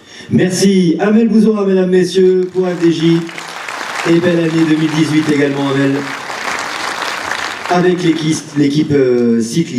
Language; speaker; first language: French; native; French